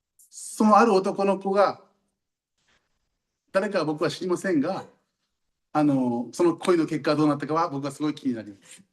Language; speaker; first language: Japanese; native; Japanese